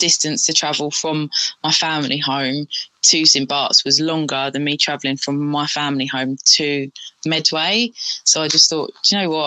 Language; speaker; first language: English; native; English